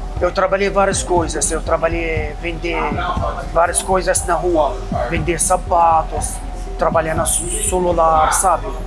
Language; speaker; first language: Portuguese; non-native, learner; Arabic